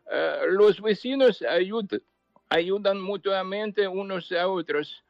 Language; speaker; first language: Spanish; non-native, fluent; Ukrainian